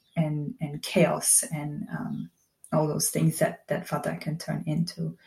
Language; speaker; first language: English; non-native, fluent; Dutch